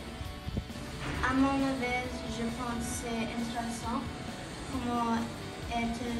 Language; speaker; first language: French; non-native, learner; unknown